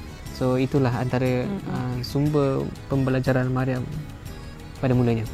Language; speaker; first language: Malay; native; Malay